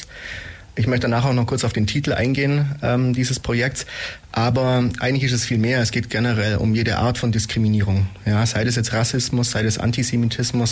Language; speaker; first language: German; native; German